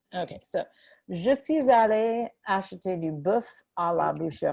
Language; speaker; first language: French; non-native, fluent; English